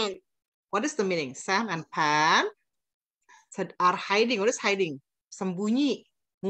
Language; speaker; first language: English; non-native, fluent; Indonesian